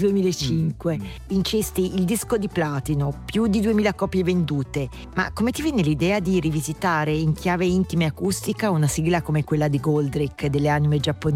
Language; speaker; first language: Italian; native; Italian